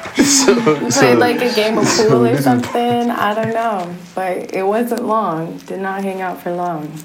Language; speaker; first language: English; native; English